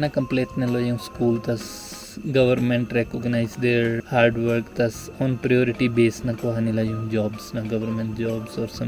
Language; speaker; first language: Filipino; non-native, learner; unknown